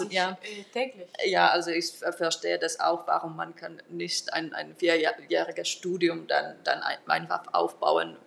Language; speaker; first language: German; non-native, fluent; Finnish